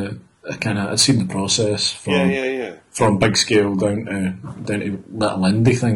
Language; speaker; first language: English; native; English